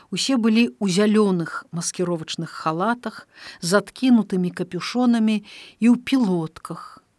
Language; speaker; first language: Belarusian; native; Belarusian